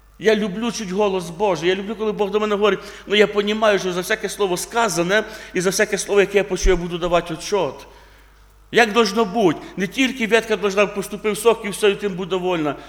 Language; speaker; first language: Ukrainian; non-native, local second language; Russian